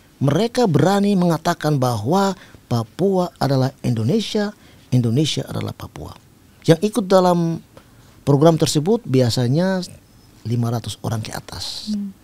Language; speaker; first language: Indonesian; non-native, local second language; Tetum